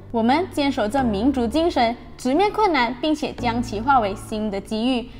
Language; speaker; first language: Chinese; native; Chinese